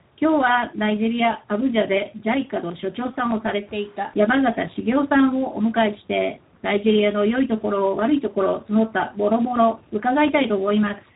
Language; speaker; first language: Japanese; native; Japanese